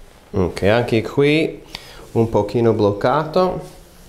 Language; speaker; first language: Italian; non-native, fluent; English